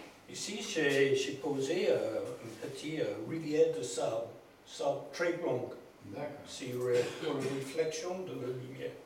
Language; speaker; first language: French; non-native, learner; English